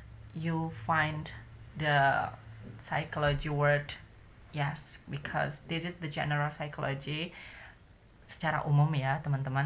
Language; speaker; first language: English; non-native, learner; Indonesian